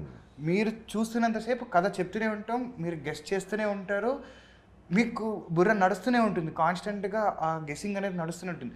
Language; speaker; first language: Telugu; native; Telugu